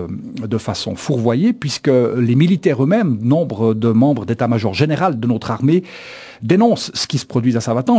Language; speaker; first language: French; native; French